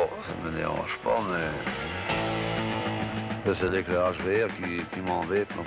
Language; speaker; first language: French; native; French